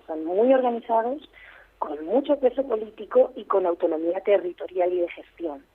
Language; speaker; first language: Spanish; native; Spanish